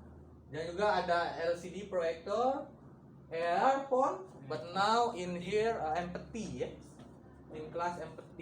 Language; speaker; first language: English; non-native, learner; Indonesian